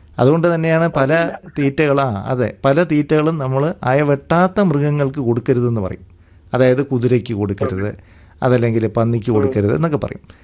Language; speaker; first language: Malayalam; native; Malayalam